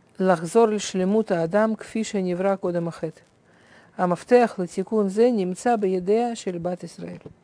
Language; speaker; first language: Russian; early bilingual, heritage; Russian